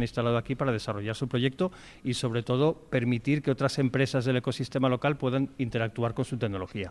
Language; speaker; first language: Spanish; native; Spanish